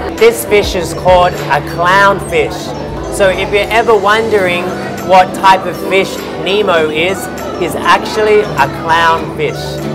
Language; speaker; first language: English; native; English